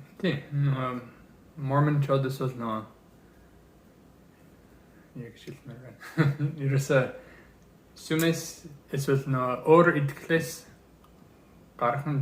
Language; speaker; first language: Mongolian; early bilingual, heritage; English